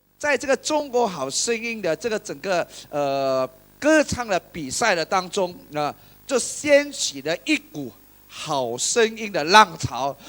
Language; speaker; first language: Chinese; native; Chinese